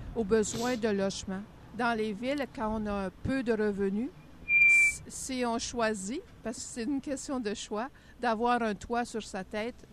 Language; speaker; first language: French; native; French